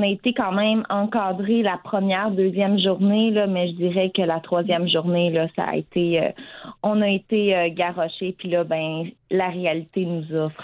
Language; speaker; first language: French; native; French